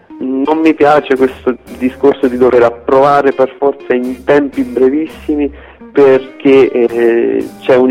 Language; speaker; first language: Italian; native; Italian